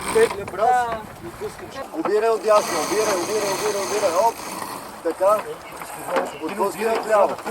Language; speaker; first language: Bulgarian; native; Bulgarian